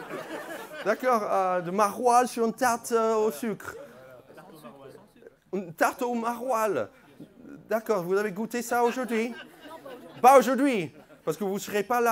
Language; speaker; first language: French; non-native, fluent; English